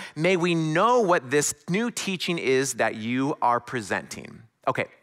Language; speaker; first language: English; native; English